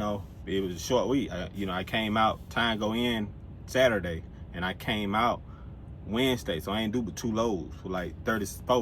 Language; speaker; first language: English; native; English